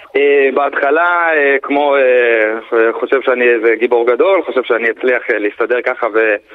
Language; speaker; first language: Hebrew; native; Hebrew